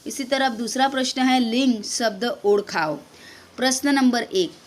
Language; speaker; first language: Hindi; non-native, local second language; Gujarati